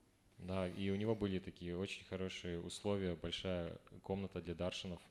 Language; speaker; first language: Russian; native; Russian